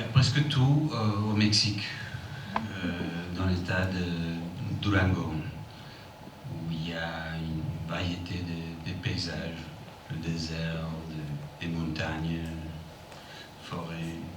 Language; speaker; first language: French; non-native, fluent; English